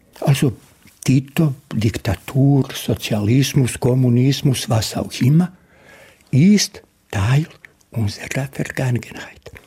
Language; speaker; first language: German; non-native, fluent; Bosnian